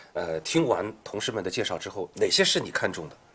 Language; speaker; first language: Chinese; native; Chinese